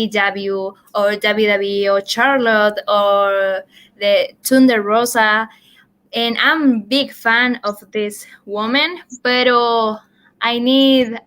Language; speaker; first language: English; non-native, learner; Spanish